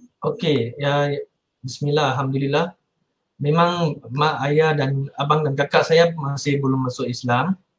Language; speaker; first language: Malay; non-native, local second language; Min Nan Chinese